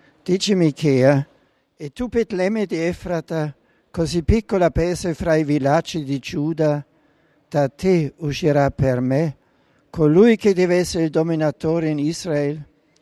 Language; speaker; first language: Italian; non-native, fluent; German